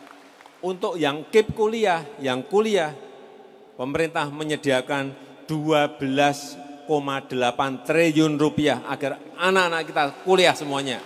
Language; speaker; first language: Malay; non-native, local second language; Javanese